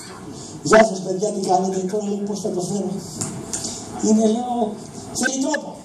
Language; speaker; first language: Greek; native; Greek